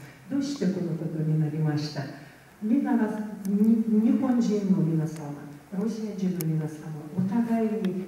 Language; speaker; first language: Japanese; non-native, learner; Russian